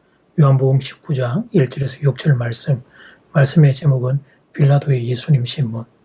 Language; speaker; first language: Korean; native; Korean